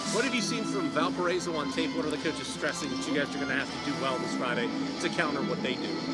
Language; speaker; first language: English; native; English